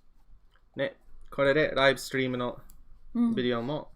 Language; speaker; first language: Japanese; non-native, learner; English